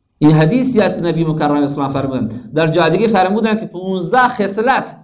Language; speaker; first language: Persian; non-native, local second language; Baluchi